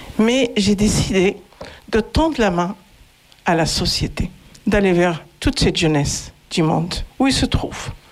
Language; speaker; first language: French; non-native, local second language; Arabic